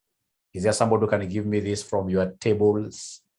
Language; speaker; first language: English; non-native, local second language; Swahili